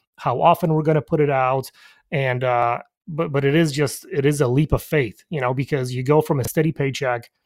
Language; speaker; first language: English; early bilingual, other home language; Polish